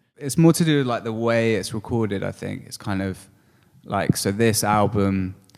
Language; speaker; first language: English; native; English